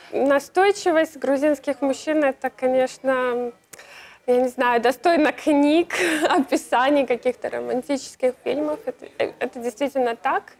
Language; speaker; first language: Russian; native; Russian